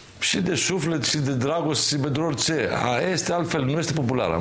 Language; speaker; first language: Romanian; non-native, learner; Greek